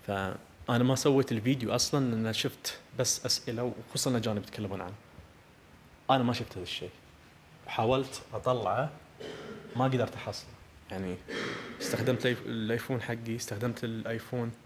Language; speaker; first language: Arabic; native; Arabic